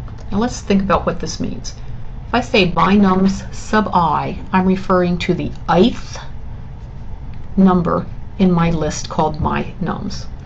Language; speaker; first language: English; native; English